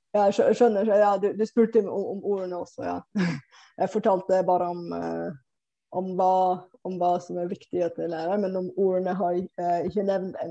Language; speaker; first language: Norwegian; non-native, fluent; Bulgarian